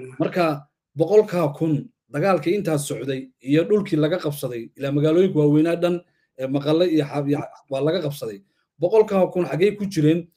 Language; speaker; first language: Somali; native; Somali